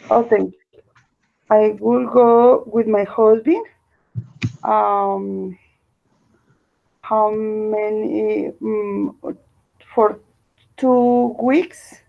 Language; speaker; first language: English; non-native, learner; Spanish